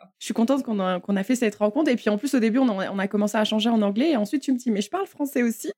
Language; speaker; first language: French; native; French